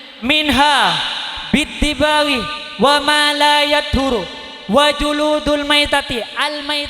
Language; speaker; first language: Arabic; non-native, fluent; Indonesian